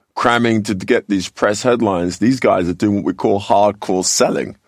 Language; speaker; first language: English; native; English